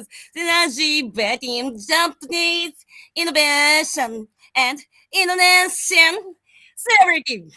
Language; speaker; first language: English; non-native, learner; Japanese